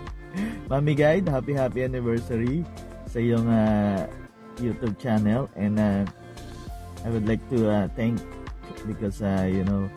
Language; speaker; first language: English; non-native, local second language; Filipino